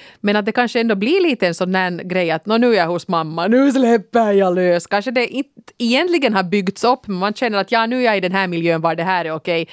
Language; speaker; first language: Swedish; native; Swedish